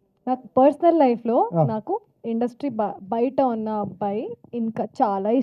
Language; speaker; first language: Telugu; non-native, fluent; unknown